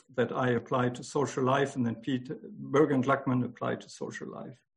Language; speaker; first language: English; non-native, fluent; German